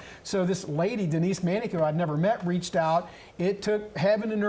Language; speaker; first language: English; native; English